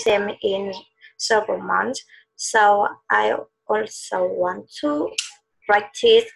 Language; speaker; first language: English; non-native, learner; Vietnamese